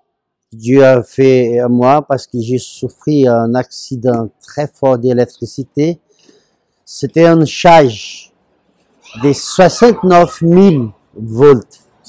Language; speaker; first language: French; non-native, learner; Portuguese